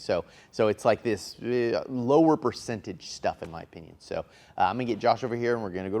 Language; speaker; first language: English; native; English